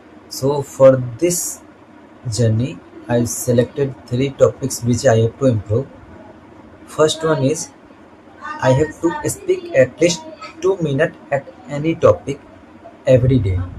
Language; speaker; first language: English; non-native, learner; Hindi